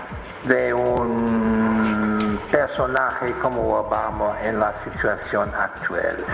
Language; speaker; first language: Spanish; non-native, fluent; English